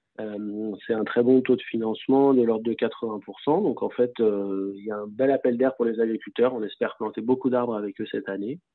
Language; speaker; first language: French; native; French